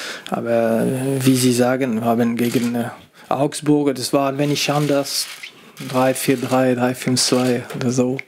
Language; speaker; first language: German; non-native, fluent; French